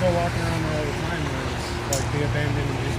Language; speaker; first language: English; native; English